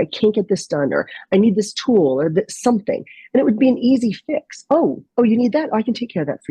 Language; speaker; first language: English; native; English